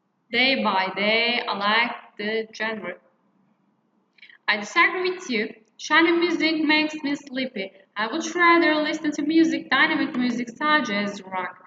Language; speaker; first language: English; non-native, fluent; Turkish